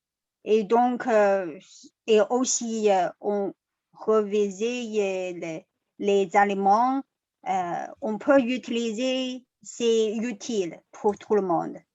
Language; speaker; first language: French; non-native, learner; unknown